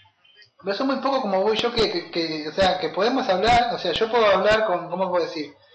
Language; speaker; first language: Spanish; native; Spanish